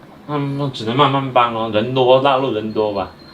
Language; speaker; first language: Chinese; native; Chinese